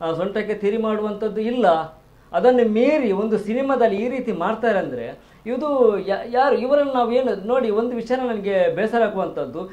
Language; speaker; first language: Kannada; non-native, local second language; Tulu